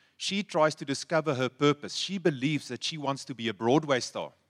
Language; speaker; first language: English; non-native, local second language; Afrikaans